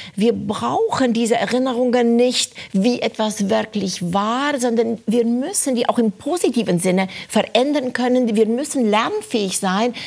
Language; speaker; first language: German; non-native, fluent; Romanian